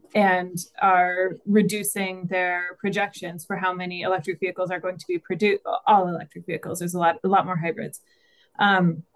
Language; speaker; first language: English; native; English